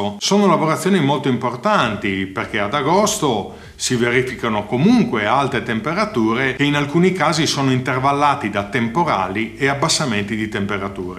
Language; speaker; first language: Italian; native; Italian